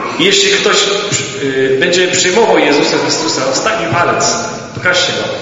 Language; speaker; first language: Polish; early bilingual, heritage; Polish